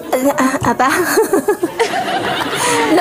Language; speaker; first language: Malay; non-native, learner; Vietnamese